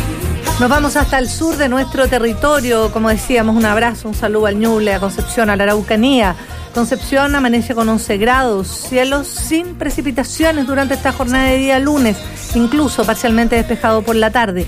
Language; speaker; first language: Spanish; native; Spanish